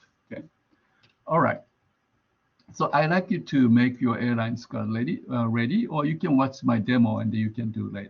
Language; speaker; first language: English; non-native, fluent; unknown